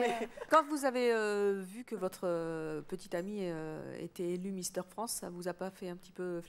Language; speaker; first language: French; native; French